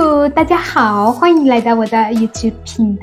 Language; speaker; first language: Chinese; non-native, fluent; French